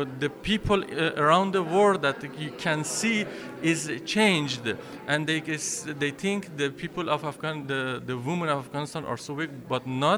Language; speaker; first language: English; non-native, fluent; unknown